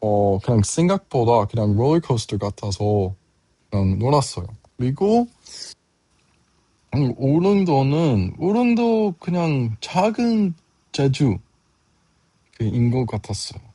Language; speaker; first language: Korean; non-native, learner; English